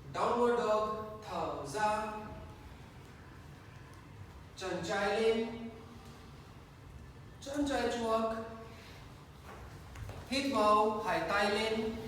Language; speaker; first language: Vietnamese; non-native, learner; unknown